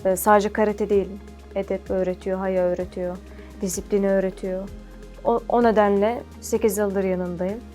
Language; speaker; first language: Turkish; early bilingual, other home language; Arabic